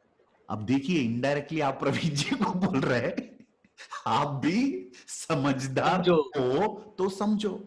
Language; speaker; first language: Hindi; native; Hindi